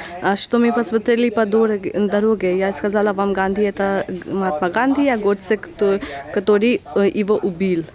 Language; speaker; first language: Russian; non-native, learner; Hindi